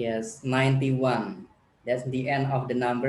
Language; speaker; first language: English; non-native, learner; Indonesian